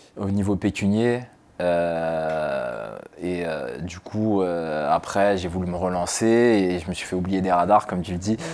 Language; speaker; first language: French; native; French